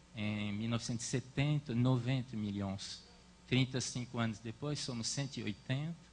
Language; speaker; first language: Portuguese; non-native, fluent; French